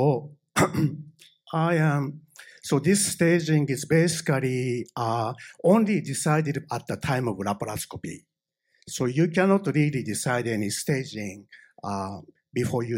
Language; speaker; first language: English; non-native, fluent; Japanese